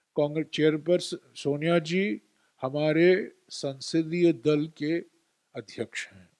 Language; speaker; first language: Hindi; non-native, local second language; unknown